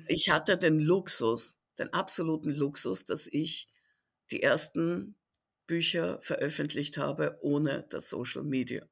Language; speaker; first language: German; early bilingual, other home language; Russian